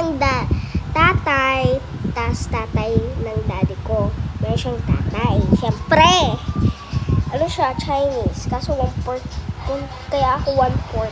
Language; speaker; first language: Filipino; native; Filipino